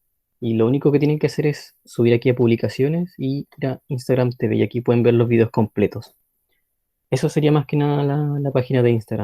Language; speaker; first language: Spanish; native; Spanish